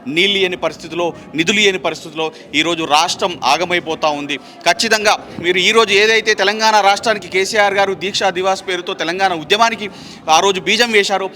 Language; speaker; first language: Telugu; native; Telugu